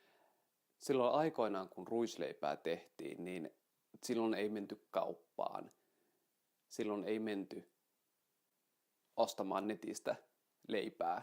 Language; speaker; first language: Finnish; native; Finnish